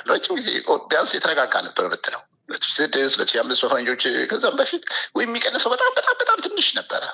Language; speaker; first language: Amharic; native; Amharic